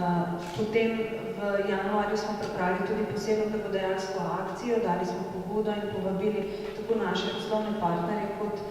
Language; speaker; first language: Slovenian; native; Slovenian